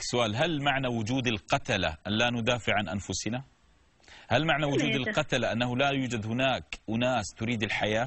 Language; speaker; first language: Arabic; native; Arabic